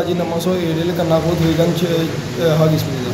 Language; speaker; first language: Korean; non-native, learner; Punjabi